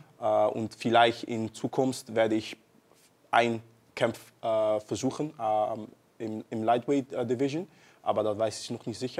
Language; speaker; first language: German; non-native, learner; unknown